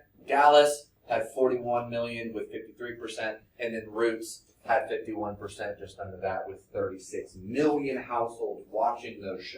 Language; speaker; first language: English; native; English